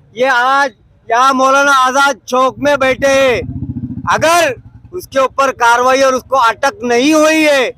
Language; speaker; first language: Hindi; non-native, local second language; Urdu